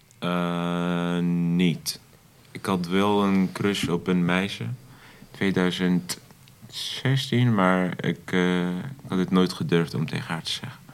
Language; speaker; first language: Dutch; non-native, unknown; Arabic